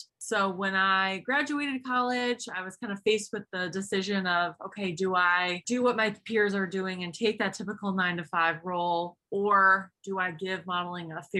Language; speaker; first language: English; native; English